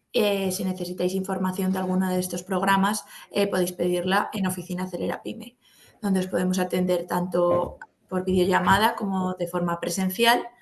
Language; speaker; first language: Spanish; native; Spanish